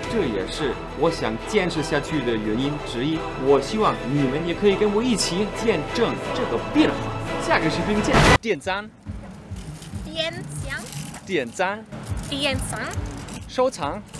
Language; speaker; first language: Chinese; non-native, fluent; German